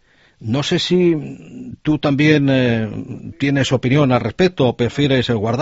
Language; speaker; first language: Spanish; native; Spanish